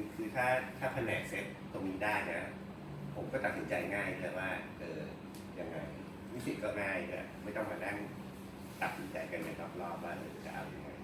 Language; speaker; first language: Thai; native; Thai